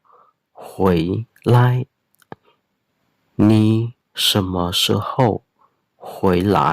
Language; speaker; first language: Chinese; non-native, fluent; Khmer